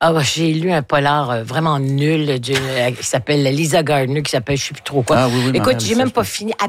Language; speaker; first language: French; native; French